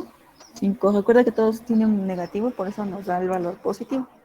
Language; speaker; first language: Spanish; native; Spanish